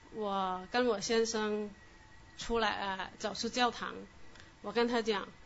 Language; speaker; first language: Chinese; non-native, local second language; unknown